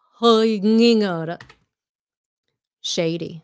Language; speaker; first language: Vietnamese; early bilingual, heritage; Vietnamese